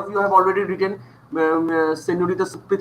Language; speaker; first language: Spanish; non-native, fluent; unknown